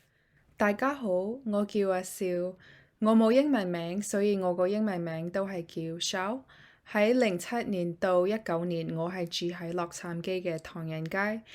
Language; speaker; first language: Cantonese; early bilingual, heritage; Cantonese